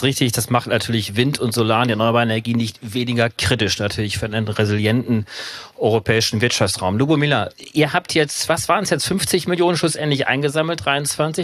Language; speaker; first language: German; native; German